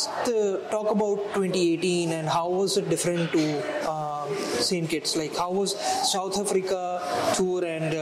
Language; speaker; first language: English; non-native, local second language; Punjabi